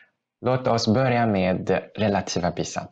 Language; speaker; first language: Swedish; non-native, fluent; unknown